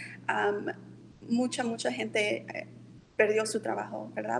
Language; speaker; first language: Spanish; early bilingual, heritage; Spanish